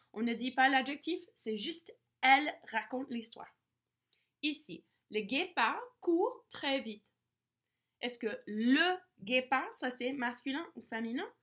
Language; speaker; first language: French; non-native, fluent; English